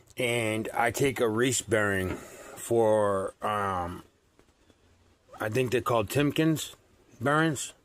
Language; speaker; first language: English; native; English